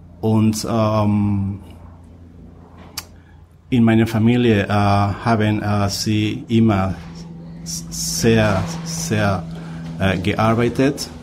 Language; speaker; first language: German; non-native, learner; Spanish